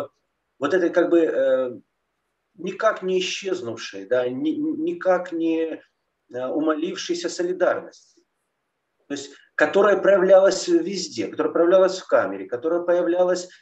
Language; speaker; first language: Russian; native; Russian